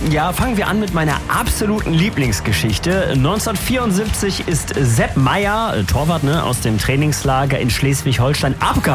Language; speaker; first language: German; native; German